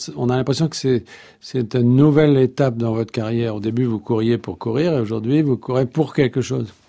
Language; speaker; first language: French; native; French